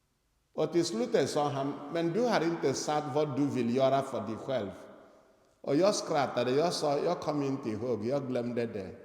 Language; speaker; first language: Swedish; non-native, fluent; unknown